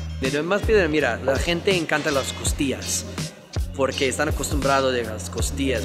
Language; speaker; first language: Spanish; non-native, fluent; English